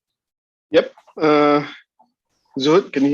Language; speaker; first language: English; non-native, local second language; Malay